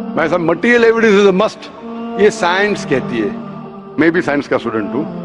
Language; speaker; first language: Hindi; non-native, local second language; Konkani